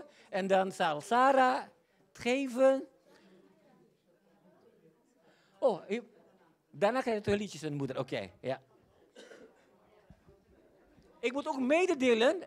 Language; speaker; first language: Dutch; non-native, fluent; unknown